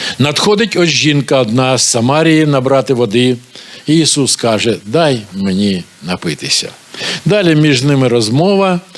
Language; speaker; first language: Ukrainian; non-native, local second language; Russian